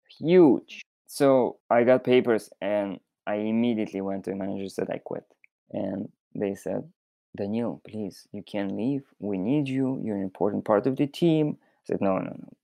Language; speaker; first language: English; non-native, fluent; Russian